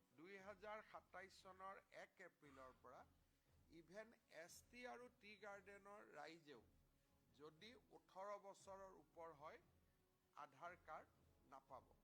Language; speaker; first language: Assamese; native; Assamese